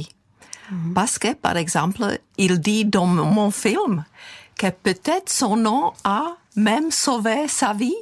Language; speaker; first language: French; non-native, fluent; Czech